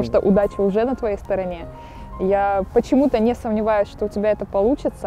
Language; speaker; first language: Russian; native; Russian